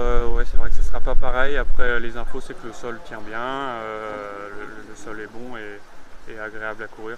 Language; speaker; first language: French; native; French